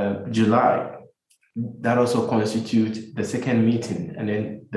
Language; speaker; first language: English; non-native, local second language; Akan